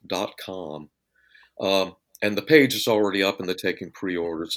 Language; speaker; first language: English; native; English